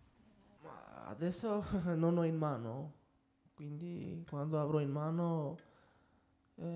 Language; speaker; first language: Italian; non-native, fluent; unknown